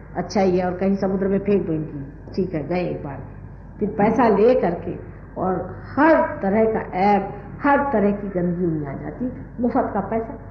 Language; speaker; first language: Hindi; non-native, local second language; Marathi